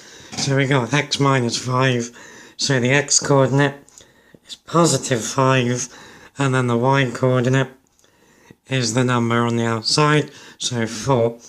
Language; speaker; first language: English; native; English